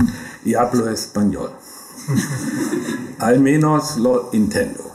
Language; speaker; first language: Spanish; non-native, learner; German